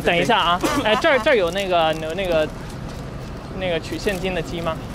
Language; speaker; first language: Chinese; non-native, fluent; English